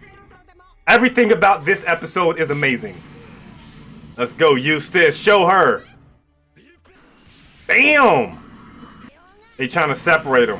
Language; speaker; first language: English; native; English